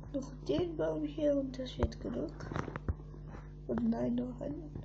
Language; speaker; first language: German; early bilingual, other home language; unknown